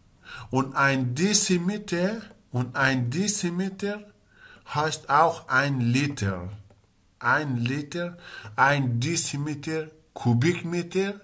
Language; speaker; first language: German; non-native, learner; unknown